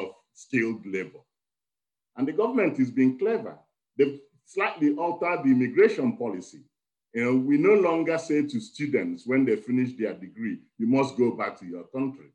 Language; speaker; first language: English; non-native, local second language; Igbo